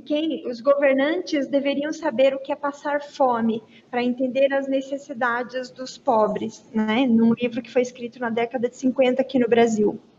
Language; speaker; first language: Portuguese; native; Portuguese